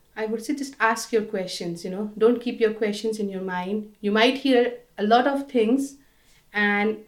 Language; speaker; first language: English; non-native, local second language; Hindi